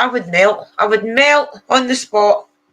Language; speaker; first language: English; native; English